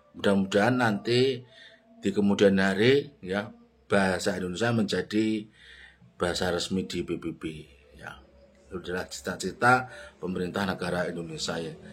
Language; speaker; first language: Indonesian; native; Indonesian